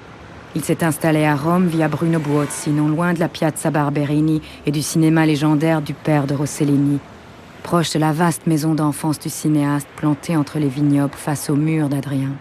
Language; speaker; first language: French; native; French